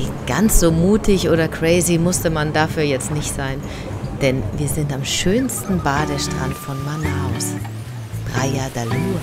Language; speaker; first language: German; native; German